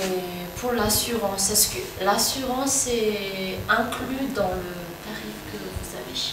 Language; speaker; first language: French; non-native, local second language; Malagasy